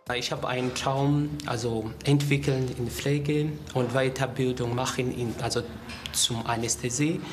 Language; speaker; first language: German; non-native, learner; Ganda